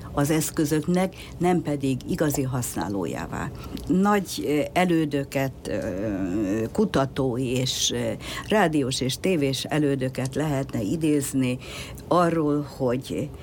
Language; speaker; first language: Hungarian; native; Hungarian